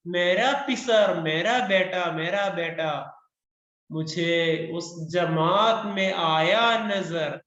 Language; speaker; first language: Hindi; non-native, local second language; Malayalam